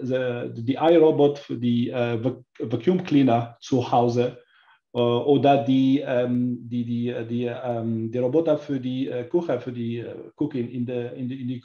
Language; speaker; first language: German; non-native, learner; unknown